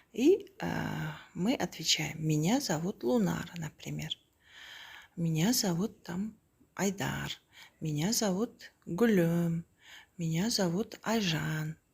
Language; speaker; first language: Russian; non-native, local second language; Kazakh